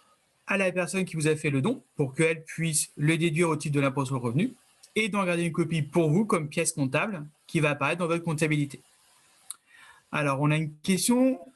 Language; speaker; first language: French; native; French